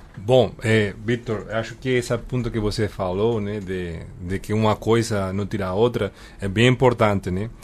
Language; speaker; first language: Portuguese; non-native, fluent; Spanish